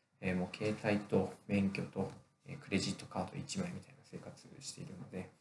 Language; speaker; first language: Japanese; native; Japanese